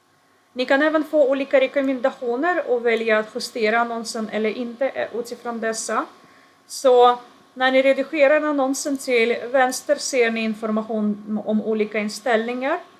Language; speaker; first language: Swedish; non-native, fluent; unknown